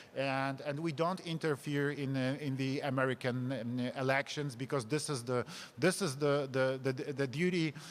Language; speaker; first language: English; non-native, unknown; Polish